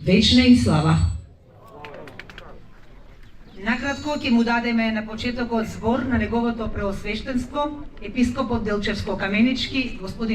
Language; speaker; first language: Macedonian; native; Macedonian